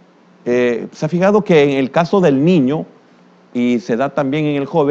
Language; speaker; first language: Spanish; native; Spanish